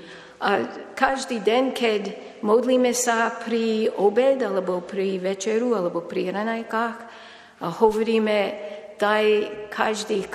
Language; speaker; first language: Slovak; non-native, fluent; English